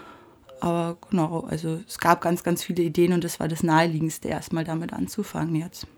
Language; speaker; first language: German; native; German